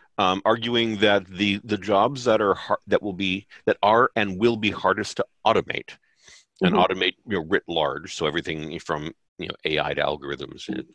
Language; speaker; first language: English; native; English